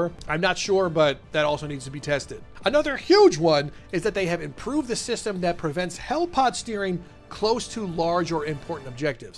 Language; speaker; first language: English; native; English